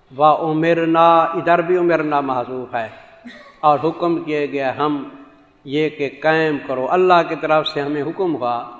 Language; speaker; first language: Urdu; non-native, local second language; Saraiki